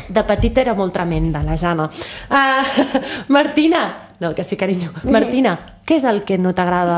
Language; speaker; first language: Catalan; native; Catalan